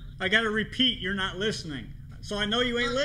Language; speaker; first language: English; native; English